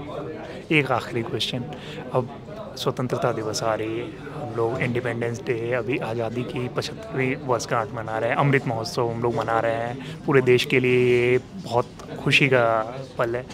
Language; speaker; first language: Hindi; native; Hindi